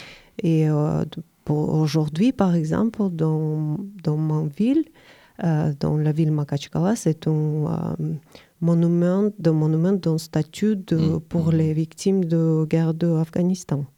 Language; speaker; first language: French; non-native, learner; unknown